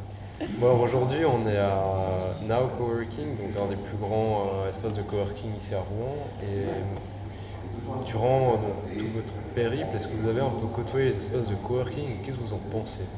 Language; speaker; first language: French; native; French